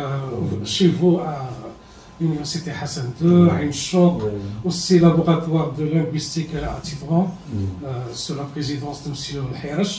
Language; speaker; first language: French; non-native, learner; Arabic